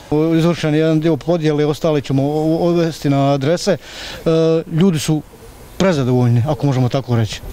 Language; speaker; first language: Croatian; native; Croatian